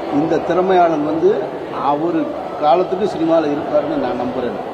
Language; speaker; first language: Tamil; native; Tamil